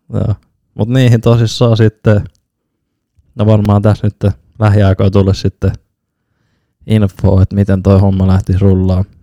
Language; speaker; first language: Finnish; native; Finnish